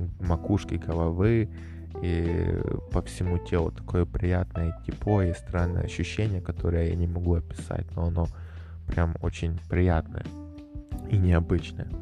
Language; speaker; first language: Russian; native; Russian